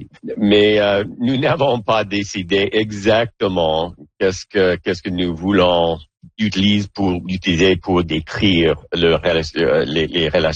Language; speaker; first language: French; non-native, local second language; English